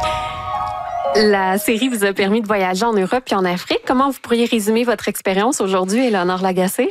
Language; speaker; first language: French; native; French